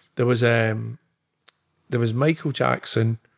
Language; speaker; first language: English; native; English